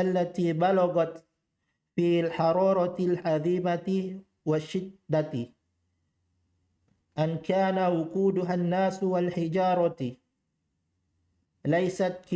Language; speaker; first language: Arabic; non-native, learner; Indonesian